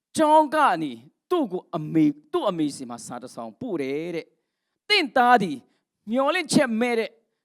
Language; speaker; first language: Burmese; non-native, local second language; Hakha Chin